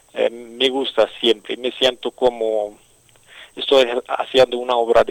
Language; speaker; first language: Spanish; non-native, fluent; Arabic